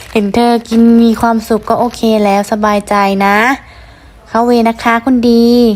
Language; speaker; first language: Thai; native; Thai